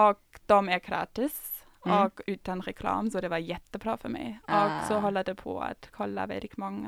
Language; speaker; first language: Swedish; non-native, fluent; German